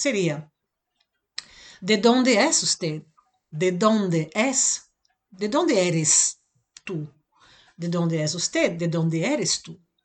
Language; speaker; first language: Spanish; non-native, learner; Portuguese